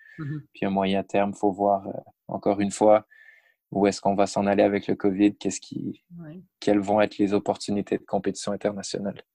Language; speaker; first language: French; native; French